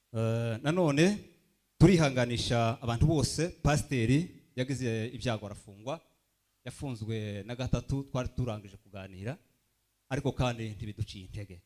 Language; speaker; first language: Kinyarwanda; early bilingual, heritage; Kinyarwanda